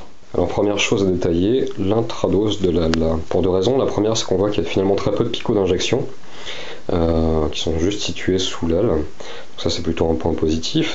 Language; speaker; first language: French; native; French